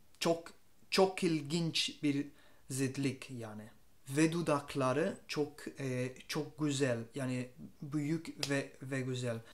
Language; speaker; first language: Turkish; non-native, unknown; Spanish